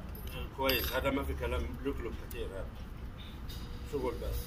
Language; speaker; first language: Arabic; non-native, learner; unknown